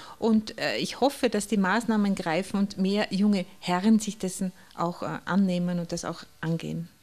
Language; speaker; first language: German; native; German